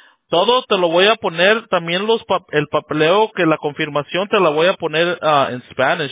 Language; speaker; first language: Spanish; early bilingual, heritage; Spanish